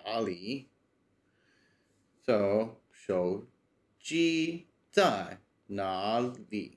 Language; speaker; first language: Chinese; non-native, learner; English